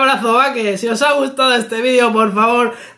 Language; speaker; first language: Spanish; native; Spanish